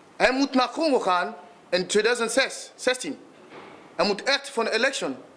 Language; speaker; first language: Dutch; non-native, learner; Lingala